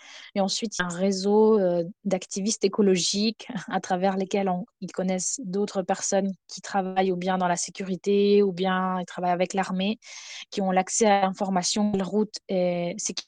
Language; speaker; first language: French; non-native, fluent; Ukrainian